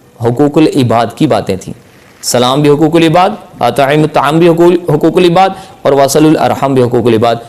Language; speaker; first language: Urdu; non-native, local second language; Punjabi